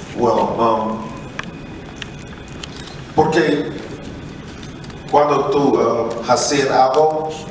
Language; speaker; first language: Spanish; non-native, learner; English